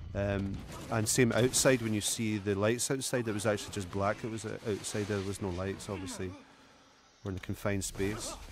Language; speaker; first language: English; native; English